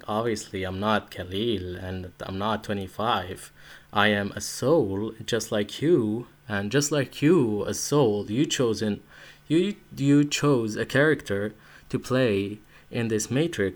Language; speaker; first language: English; non-native, fluent; Arabic